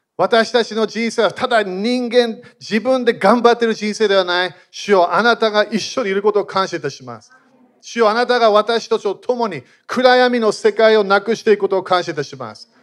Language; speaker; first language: Japanese; non-native, fluent; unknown